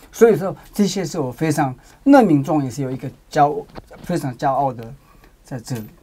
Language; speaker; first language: Chinese; non-native, learner; Tibetan